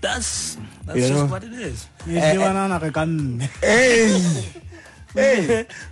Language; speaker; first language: English; non-native, local second language; Southern Sotho